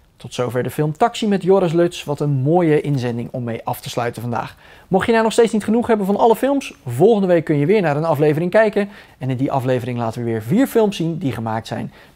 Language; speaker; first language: Dutch; native; Dutch